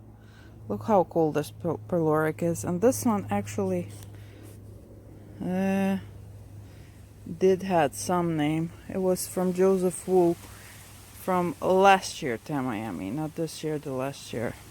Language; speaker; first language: English; non-native, fluent; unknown